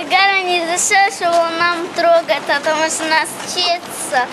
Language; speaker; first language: Russian; early bilingual, heritage; Russian